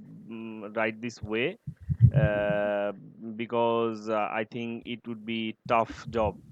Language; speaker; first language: English; non-native, learner; Bangla